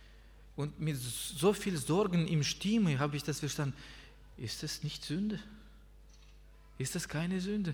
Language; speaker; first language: German; non-native, learner; Russian